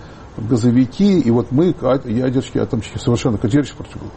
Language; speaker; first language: Russian; native; Russian